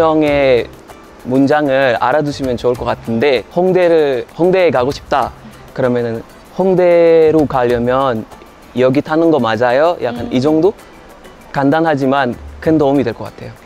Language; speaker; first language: Korean; non-native, fluent; Indonesian